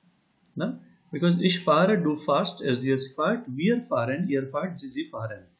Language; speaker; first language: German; non-native, learner; Hindi